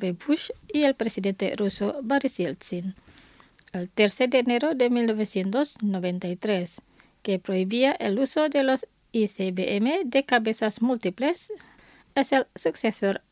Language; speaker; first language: Spanish; non-native, fluent; Indonesian